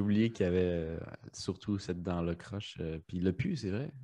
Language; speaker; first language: French; early bilingual, other home language; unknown